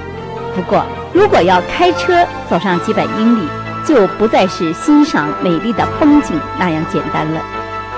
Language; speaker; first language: Chinese; native; Chinese